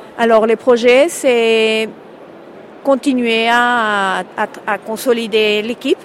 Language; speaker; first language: French; early bilingual, heritage; French